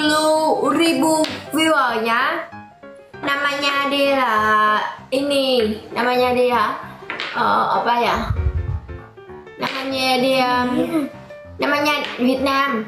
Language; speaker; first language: Indonesian; non-native, learner; Vietnamese